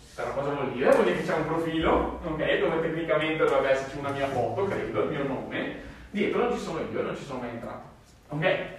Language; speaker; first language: Italian; native; Italian